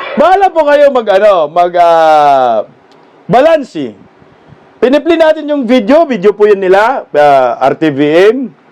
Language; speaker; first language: Filipino; non-native, local second language; Cebuano